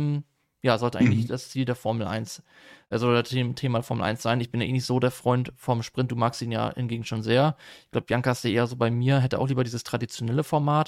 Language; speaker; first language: German; native; German